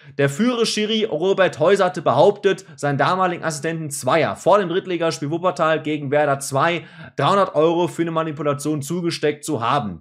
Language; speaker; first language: German; native; German